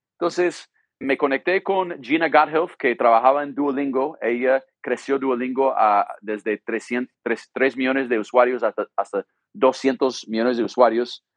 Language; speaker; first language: Spanish; non-native, fluent; English